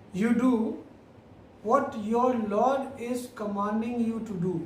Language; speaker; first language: English; non-native, local second language; Hindi